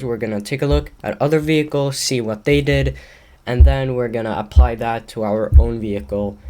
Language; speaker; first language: English; native; English